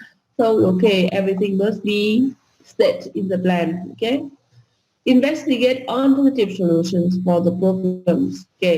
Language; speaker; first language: English; non-native, fluent; Vietnamese